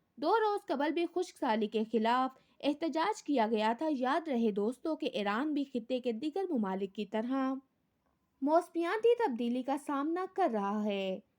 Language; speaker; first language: Urdu; native; Urdu